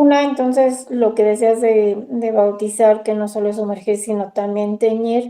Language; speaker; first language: Spanish; native; Spanish